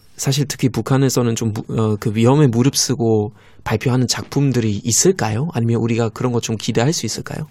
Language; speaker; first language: Korean; non-native, fluent; German